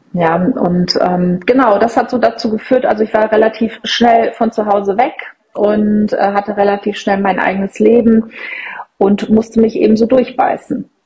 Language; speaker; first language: German; early bilingual, other home language; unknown